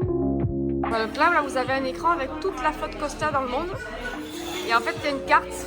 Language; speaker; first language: French; native; French